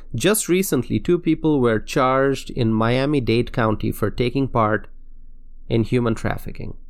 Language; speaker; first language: English; non-native, local second language; Bangla